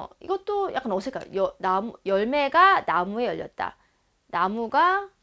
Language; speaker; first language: Korean; native; Korean